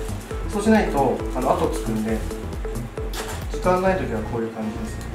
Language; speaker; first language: Japanese; native; Japanese